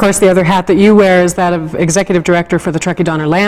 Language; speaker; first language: English; native; English